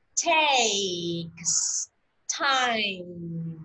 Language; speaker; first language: English; non-native, fluent; Vietnamese